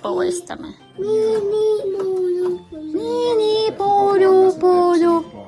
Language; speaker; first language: Finnish; non-native, learner; Thai